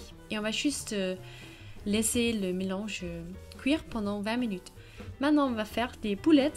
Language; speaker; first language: French; non-native, fluent; Danish